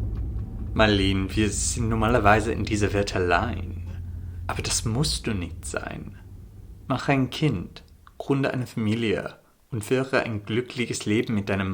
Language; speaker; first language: German; non-native, fluent; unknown